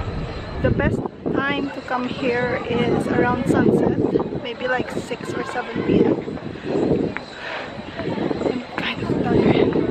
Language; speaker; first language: English; non-native, fluent; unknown